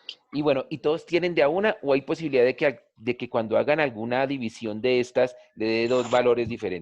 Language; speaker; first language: Spanish; native; Spanish